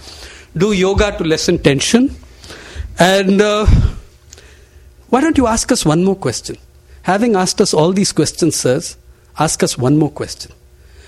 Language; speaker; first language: English; non-native, local second language; Telugu